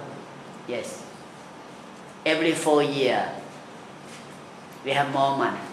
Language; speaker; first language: English; non-native, learner; Thai